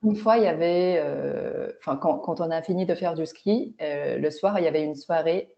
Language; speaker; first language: French; non-native, fluent; Chinese